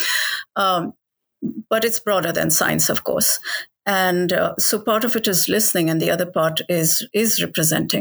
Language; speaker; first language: English; non-native, local second language; Hindi